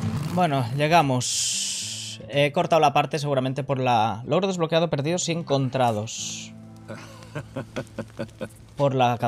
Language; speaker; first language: Spanish; native; Spanish